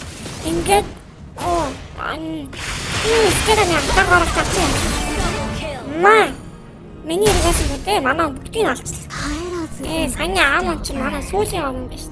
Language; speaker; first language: Mongolian; native; Mongolian